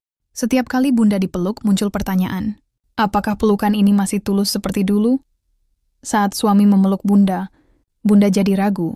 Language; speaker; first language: Indonesian; native; Indonesian